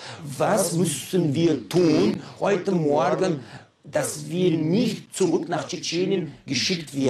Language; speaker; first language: German; non-native, fluent; Chechen